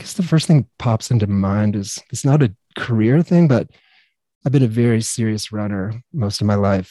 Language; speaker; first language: English; native; English